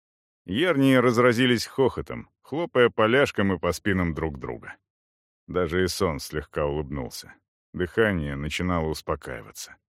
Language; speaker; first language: Russian; native; Russian